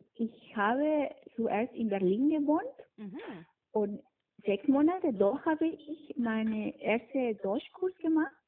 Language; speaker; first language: German; non-native, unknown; Spanish